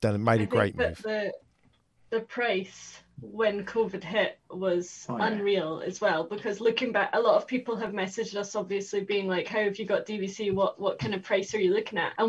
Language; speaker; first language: English; native; English